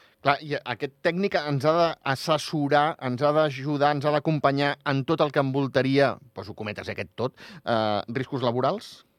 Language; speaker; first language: Catalan; native; Catalan